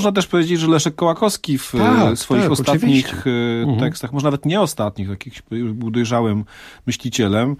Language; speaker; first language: Polish; native; Polish